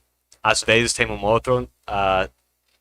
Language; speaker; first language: Portuguese; non-native, fluent; English